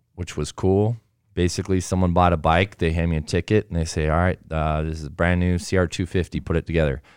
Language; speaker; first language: English; native; English